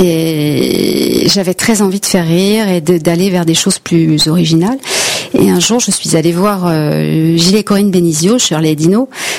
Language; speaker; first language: French; native; French